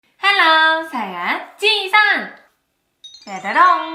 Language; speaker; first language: Indonesian; non-native, fluent; Korean